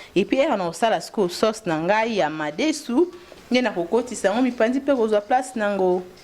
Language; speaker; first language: Lingala; native; Lingala